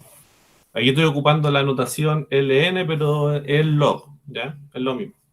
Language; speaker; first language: Spanish; native; Spanish